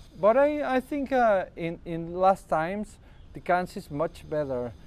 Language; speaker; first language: English; non-native, learner; Spanish